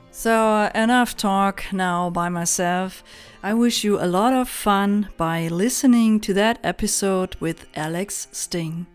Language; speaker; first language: English; non-native, fluent; German